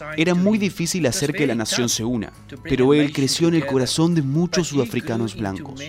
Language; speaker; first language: Spanish; non-native, fluent; Rundi